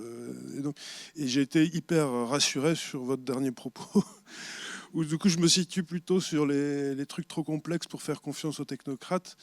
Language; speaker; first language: French; native; French